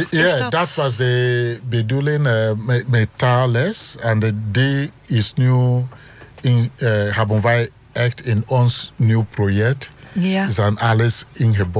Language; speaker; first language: Dutch; non-native, learner; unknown